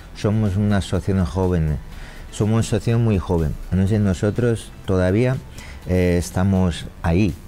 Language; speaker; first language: Spanish; non-native, learner; Chinese